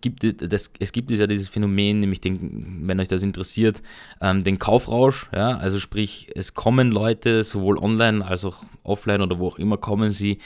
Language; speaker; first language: German; native; German